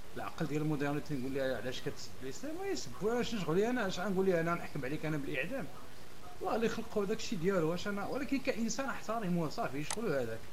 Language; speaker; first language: Arabic; non-native, local second language; Berber languages